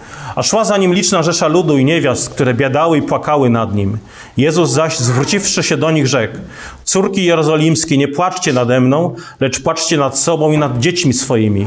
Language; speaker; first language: Polish; native; Polish